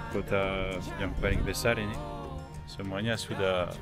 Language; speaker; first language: Indonesian; non-native, learner; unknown